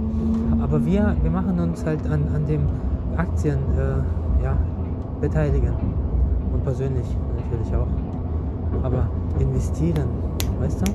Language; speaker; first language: German; non-native, fluent; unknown